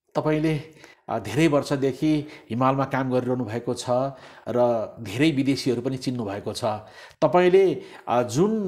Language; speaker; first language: Nepali; native; Nepali